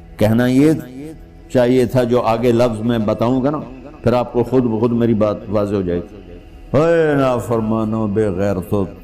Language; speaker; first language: Urdu; non-native, local second language; Punjabi